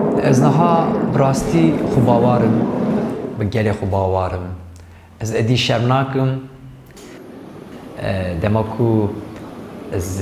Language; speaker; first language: Kurdish; non-native, local second language; Turkish